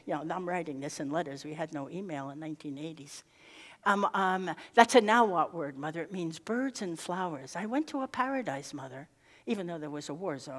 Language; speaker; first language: English; native; English